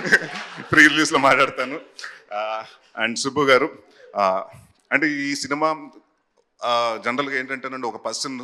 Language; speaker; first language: Telugu; native; Telugu